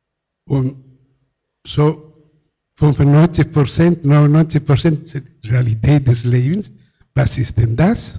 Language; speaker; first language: German; non-native, fluent; Spanish